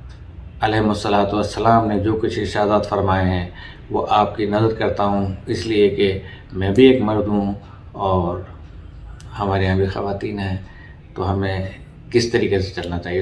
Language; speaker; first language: Urdu; native; Urdu